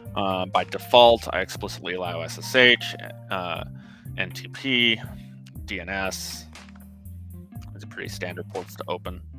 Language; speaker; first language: English; native; English